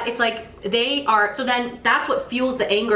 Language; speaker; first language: English; native; English